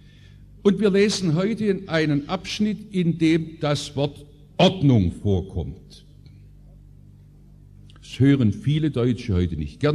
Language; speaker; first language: German; native; German